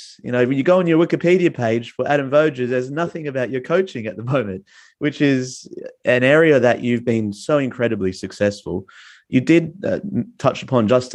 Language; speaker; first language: English; native; English